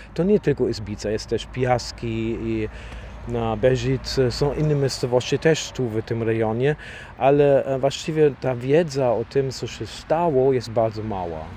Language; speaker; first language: Polish; non-native, fluent; German